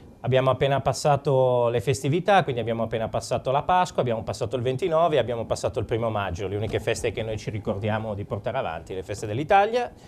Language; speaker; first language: Italian; native; Italian